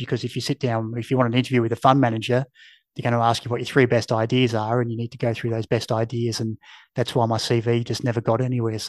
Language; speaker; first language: English; native; English